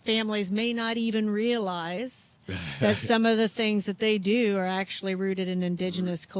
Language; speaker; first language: English; native; English